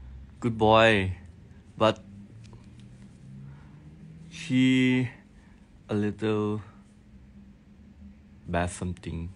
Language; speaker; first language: English; non-native, learner; Thai